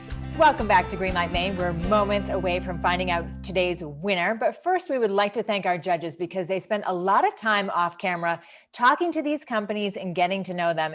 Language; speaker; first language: English; native; English